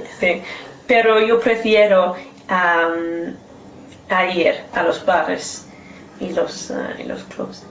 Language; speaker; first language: Spanish; non-native, learner; English